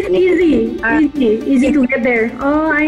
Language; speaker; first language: English; non-native, local second language; Indonesian